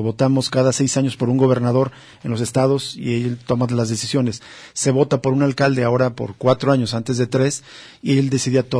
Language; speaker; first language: Spanish; native; Spanish